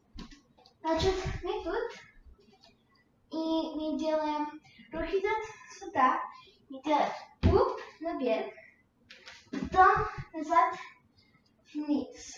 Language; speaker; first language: Russian; early bilingual, heritage; Russian